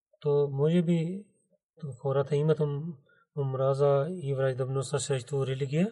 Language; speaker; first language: Bulgarian; non-native, learner; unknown